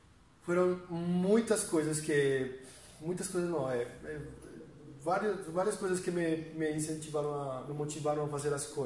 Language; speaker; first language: Portuguese; non-native, fluent; Spanish